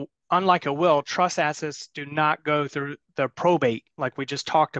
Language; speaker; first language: English; native; English